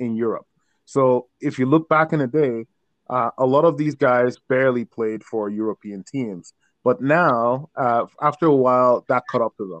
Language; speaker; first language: English; non-native, local second language; Yoruba